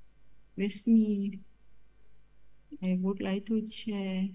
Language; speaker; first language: English; non-native, learner; Thai